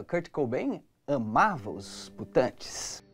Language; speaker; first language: Portuguese; native; Portuguese